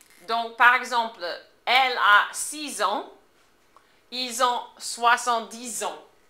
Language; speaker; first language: French; non-native, fluent; English